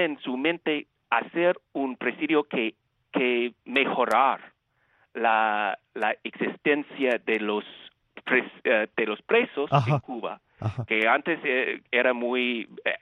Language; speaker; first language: Spanish; non-native, fluent; English